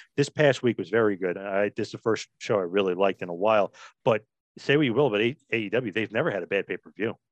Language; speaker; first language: English; native; English